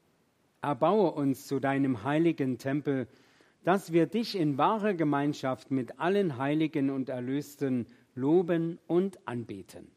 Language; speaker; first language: German; native; German